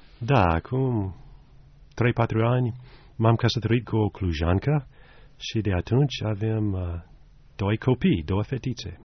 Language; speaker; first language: Romanian; non-native, fluent; English